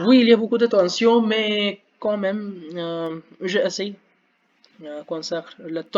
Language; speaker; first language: French; non-native, learner; Hindi